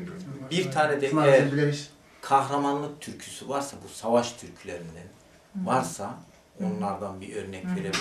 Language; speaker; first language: Turkish; native; Turkish